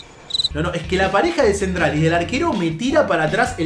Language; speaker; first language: Spanish; native; Spanish